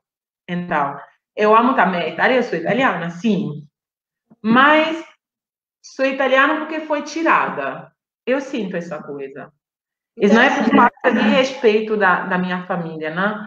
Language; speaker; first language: Portuguese; non-native, fluent; Italian